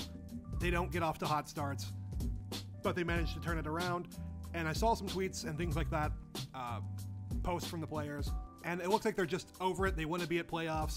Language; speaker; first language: English; native; English